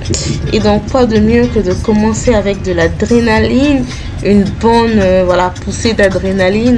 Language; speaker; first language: French; native; French